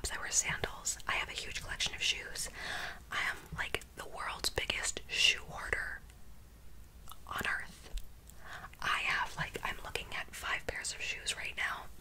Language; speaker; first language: English; native; English